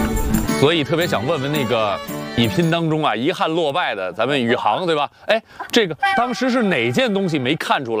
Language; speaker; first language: Chinese; native; Chinese